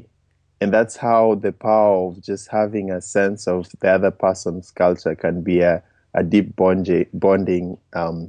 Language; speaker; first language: English; non-native, local second language; Luo (Kenya and Tanzania)